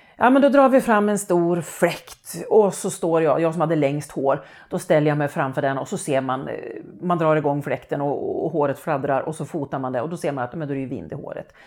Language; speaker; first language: Swedish; native; Swedish